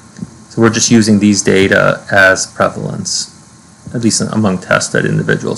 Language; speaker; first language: English; native; English